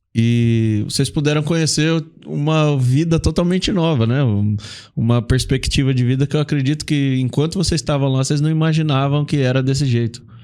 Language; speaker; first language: Portuguese; native; Portuguese